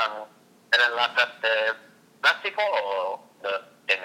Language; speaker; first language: Spanish; non-native, learner; English